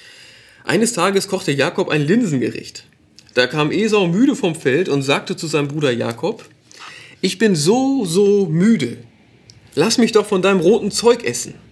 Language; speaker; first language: German; native; German